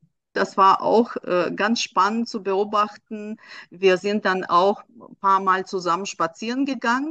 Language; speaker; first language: German; non-native, fluent; Russian